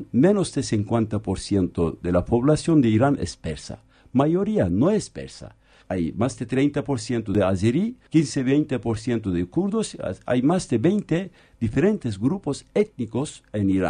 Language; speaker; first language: Spanish; non-native, fluent; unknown